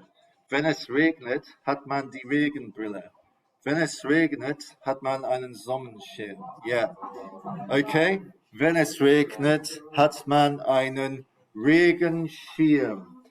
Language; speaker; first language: German; non-native, fluent; English